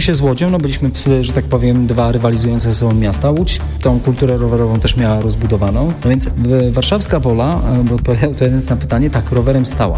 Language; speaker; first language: Polish; native; Polish